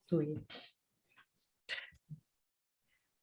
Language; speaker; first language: French; non-native, learner; Portuguese